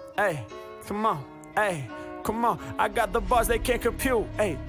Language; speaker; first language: English; native; English